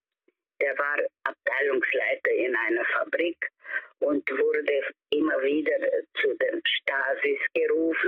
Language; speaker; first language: German; early bilingual, heritage; German